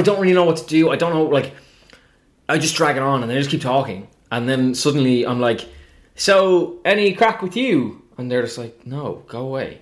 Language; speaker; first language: English; native; English